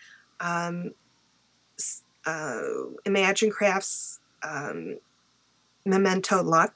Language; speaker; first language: English; native; English